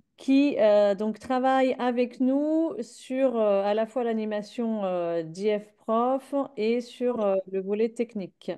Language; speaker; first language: French; native; French